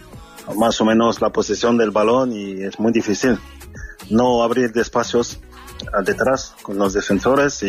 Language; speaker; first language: Spanish; non-native, fluent; French